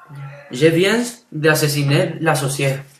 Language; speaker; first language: French; non-native, learner; Spanish